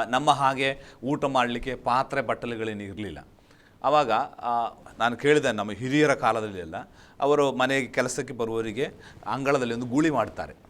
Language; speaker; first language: Kannada; non-native, local second language; Malayalam